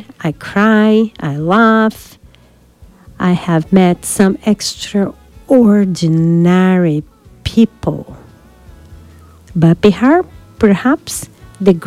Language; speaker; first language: English; non-native, fluent; Portuguese